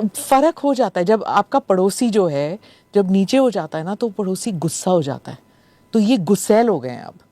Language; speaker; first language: Hindi; native; Hindi